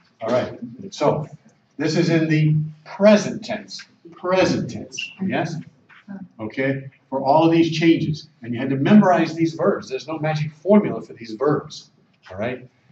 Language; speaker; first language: English; native; English